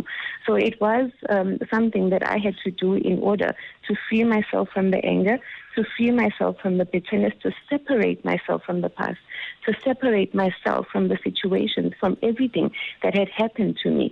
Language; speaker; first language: English; non-native, local second language; Xhosa